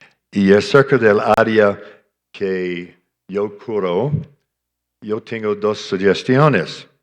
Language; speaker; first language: Spanish; non-native, fluent; English